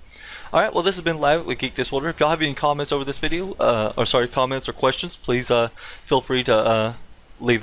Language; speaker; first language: English; native; English